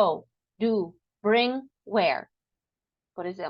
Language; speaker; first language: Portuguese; non-native, fluent; English